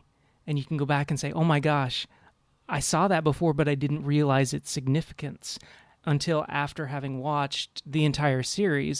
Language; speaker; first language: English; native; English